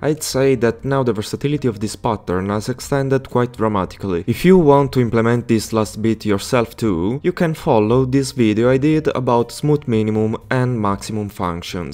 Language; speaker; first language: English; non-native, fluent; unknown